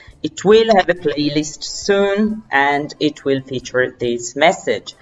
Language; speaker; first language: English; non-native, fluent; Italian